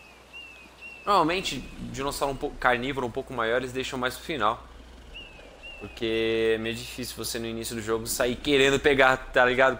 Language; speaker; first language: Portuguese; native; Portuguese